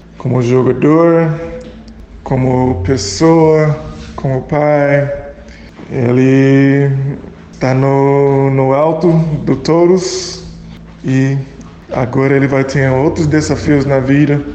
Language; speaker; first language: Portuguese; non-native, fluent; English